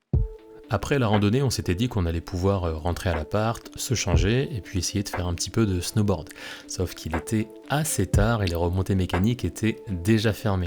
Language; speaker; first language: French; native; French